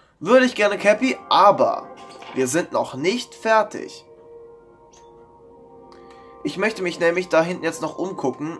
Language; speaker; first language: German; native; German